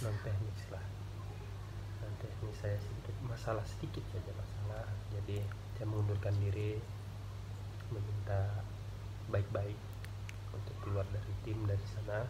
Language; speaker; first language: Indonesian; non-native, local second language; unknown